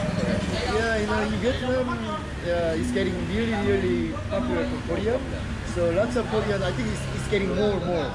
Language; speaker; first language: English; non-native, learner; Korean